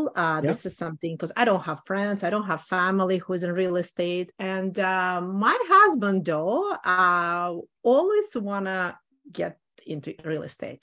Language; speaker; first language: English; non-native, fluent; Russian